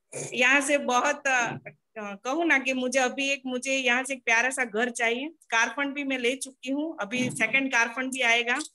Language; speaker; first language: Hindi; non-native, local second language; Gujarati